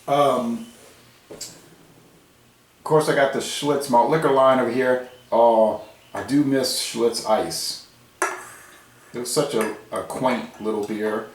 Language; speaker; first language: English; native; English